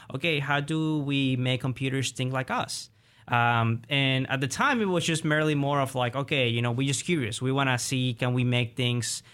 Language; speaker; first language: English; early bilingual, other home language; Spanish